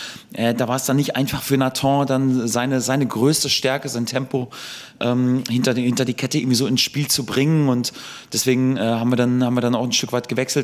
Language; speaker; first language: German; native; German